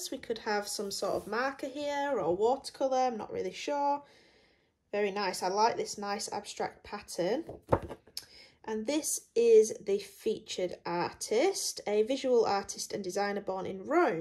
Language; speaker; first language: English; native; English